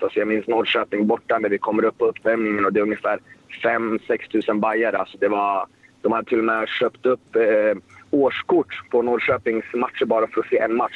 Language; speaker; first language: Swedish; native; Swedish